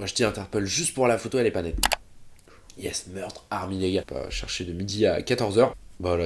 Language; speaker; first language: French; native; French